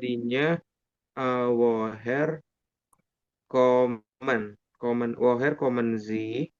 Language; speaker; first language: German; non-native, learner; Indonesian